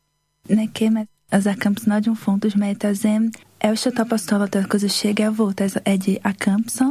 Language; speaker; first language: Hungarian; non-native, learner; Portuguese